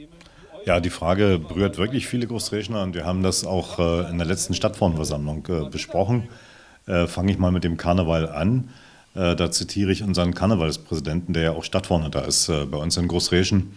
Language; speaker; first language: German; native; German